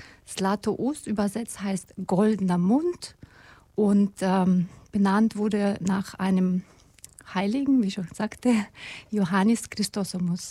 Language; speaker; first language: German; non-native, fluent; Russian